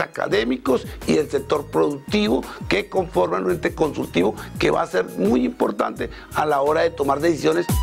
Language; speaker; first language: Spanish; native; Spanish